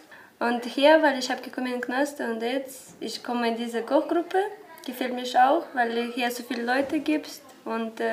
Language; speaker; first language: German; non-native, learner; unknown